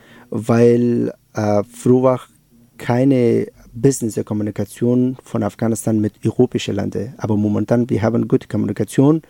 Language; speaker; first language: German; non-native, learner; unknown